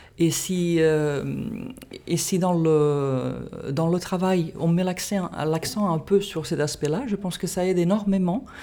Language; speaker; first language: French; non-native, fluent; Catalan